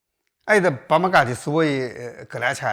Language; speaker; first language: Russian; non-native, learner; Chinese